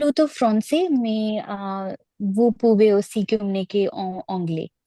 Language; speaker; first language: French; non-native, learner; Punjabi